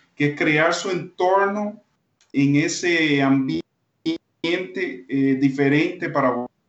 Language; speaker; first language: Portuguese; non-native, fluent; Spanish